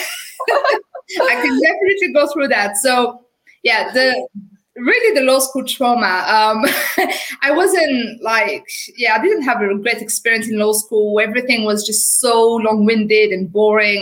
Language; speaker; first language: English; non-native, fluent; French